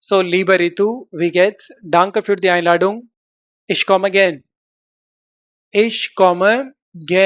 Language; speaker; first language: German; non-native, fluent; Hindi